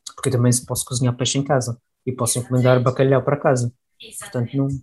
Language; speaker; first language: Portuguese; native; Portuguese